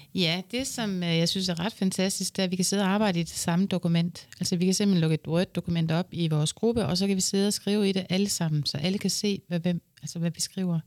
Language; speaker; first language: Danish; native; Danish